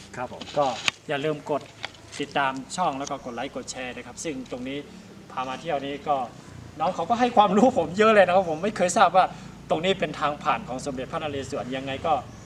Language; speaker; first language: Thai; native; Thai